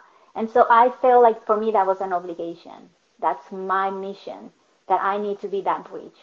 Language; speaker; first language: English; non-native, fluent; Spanish